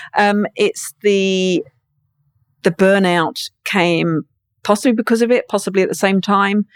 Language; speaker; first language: English; native; English